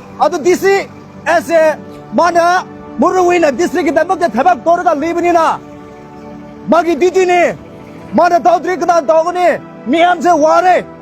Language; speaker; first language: Manipuri; non-native, local second language; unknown